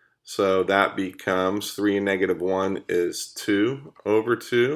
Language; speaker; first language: English; native; English